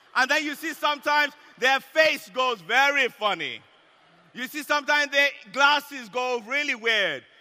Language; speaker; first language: English; non-native, local second language; Yoruba